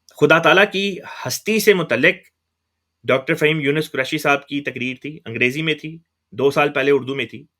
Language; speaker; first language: Urdu; native; Urdu